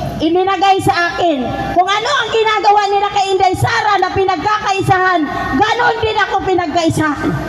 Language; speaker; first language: Filipino; non-native, local second language; Waray